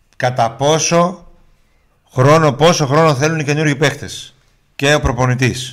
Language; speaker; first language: Greek; early bilingual, heritage; Greek